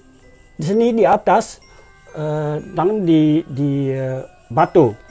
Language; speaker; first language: Indonesian; non-native, learner; Dutch